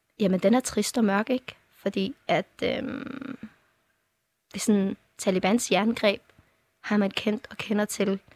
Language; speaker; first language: Danish; early bilingual, other home language; Persian